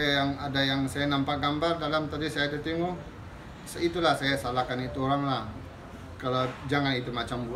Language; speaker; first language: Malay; non-native, learner; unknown